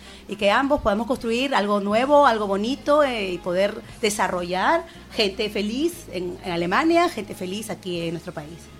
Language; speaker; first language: Spanish; native; Spanish